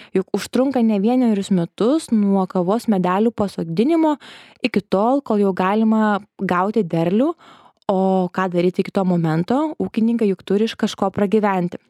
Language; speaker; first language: Lithuanian; native; Lithuanian